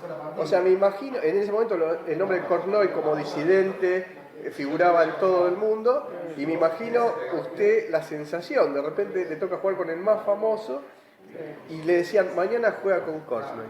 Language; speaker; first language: Spanish; native; Spanish